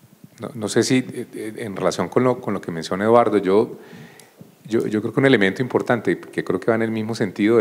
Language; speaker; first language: Spanish; native; Spanish